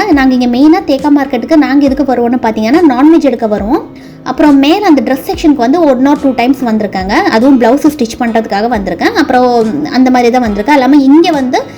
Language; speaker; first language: Tamil; non-native, local second language; Malayalam